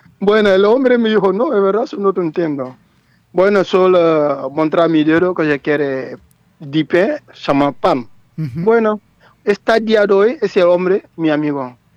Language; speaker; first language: Spanish; non-native, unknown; Wolof